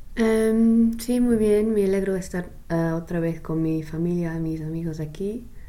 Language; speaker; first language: Spanish; non-native, fluent; English